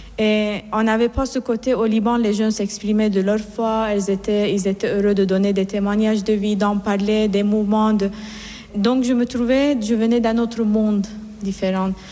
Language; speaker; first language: French; non-native, fluent; Persian